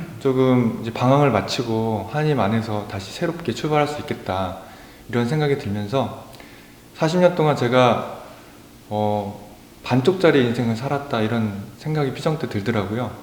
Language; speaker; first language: Korean; native; Korean